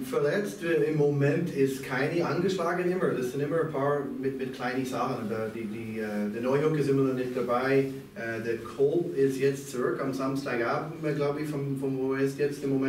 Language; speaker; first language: German; non-native, fluent; English